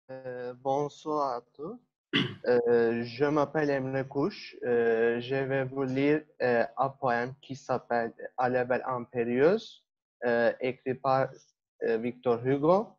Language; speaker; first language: French; non-native, learner; Turkish